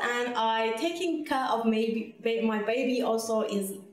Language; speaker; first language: English; non-native, fluent; Persian